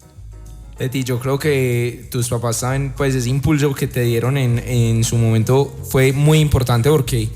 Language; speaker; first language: Spanish; native; Spanish